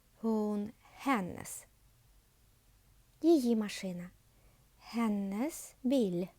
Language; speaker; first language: Swedish; non-native, fluent; Ukrainian